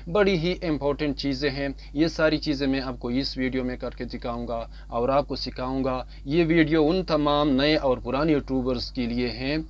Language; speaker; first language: Urdu; non-native, local second language; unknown